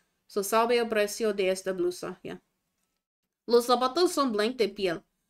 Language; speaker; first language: Spanish; non-native, learner; English